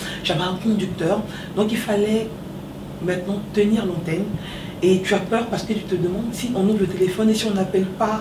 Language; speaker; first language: French; native; French